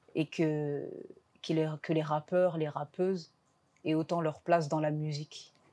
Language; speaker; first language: French; native; French